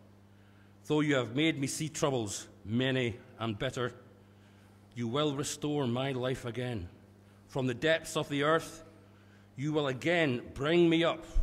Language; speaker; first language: English; native; English